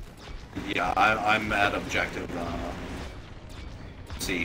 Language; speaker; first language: English; native; English